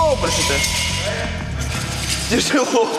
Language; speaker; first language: Russian; native; Russian